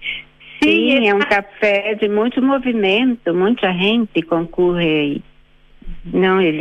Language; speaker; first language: Spanish; non-native, fluent; Portuguese